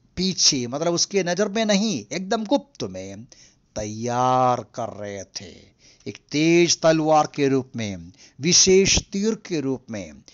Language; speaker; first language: Hindi; non-native, local second language; Malayalam